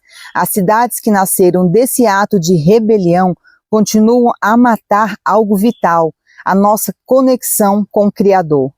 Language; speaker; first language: Portuguese; native; Portuguese